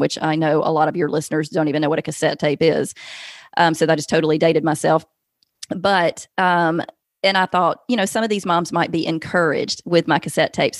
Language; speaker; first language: English; native; English